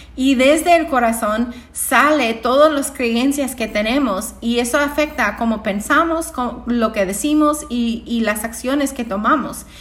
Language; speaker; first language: Spanish; non-native, fluent; English